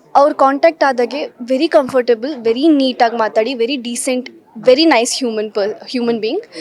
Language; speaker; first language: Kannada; early bilingual, heritage; Kannada